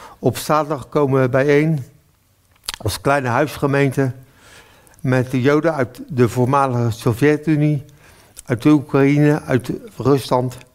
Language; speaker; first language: Dutch; native; Dutch